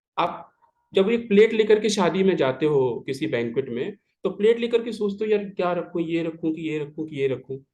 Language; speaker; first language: Hindi; native; Hindi